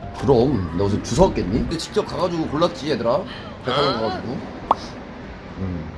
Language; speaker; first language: Korean; native; Korean